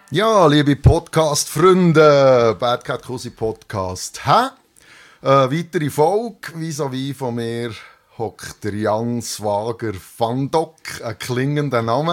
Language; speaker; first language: German; native; German